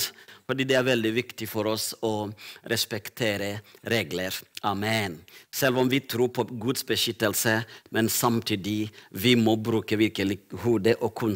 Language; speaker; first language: Norwegian; non-native, fluent; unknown